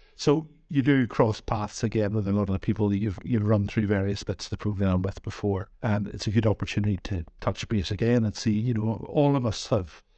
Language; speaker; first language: English; native; English